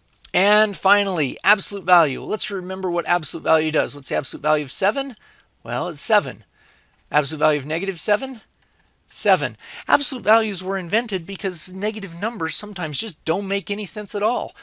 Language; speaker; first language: English; native; English